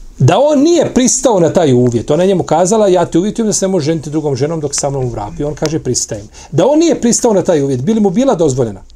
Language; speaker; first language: Bosnian; native; Bosnian